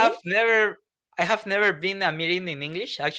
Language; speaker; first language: English; non-native, learner; Spanish